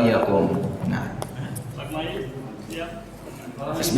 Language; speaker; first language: Arabic; non-native, fluent; Indonesian